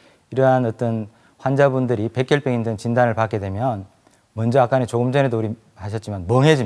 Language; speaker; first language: Korean; native; Korean